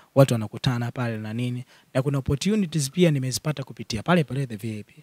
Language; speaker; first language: Swahili; native; Swahili